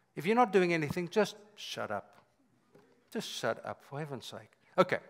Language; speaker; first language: English; native; English